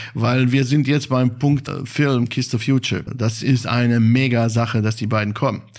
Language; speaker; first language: German; non-native, fluent; Bosnian